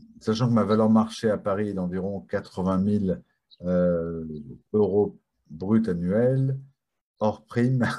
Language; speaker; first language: French; native; French